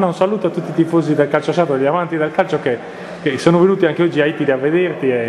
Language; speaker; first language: Italian; native; Italian